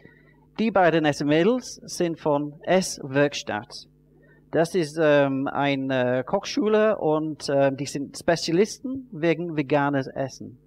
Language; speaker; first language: German; non-native, fluent; English